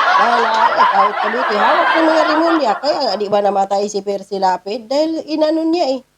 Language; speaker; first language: Filipino; non-native, local second language; Cebuano